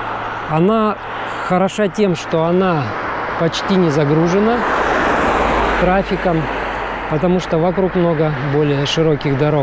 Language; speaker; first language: Russian; native; Russian